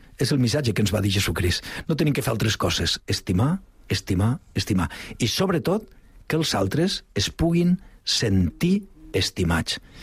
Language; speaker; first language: Catalan; native; Catalan